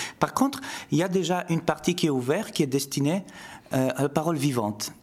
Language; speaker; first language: French; non-native, fluent; Polish